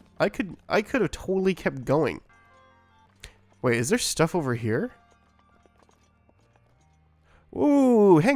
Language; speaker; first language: English; native; English